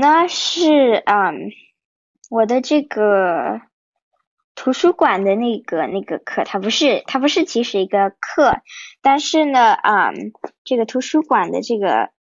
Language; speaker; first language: Chinese; early bilingual, heritage; Chinese